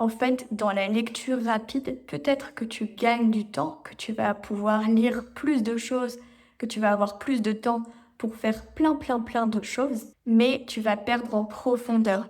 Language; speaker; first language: French; native; French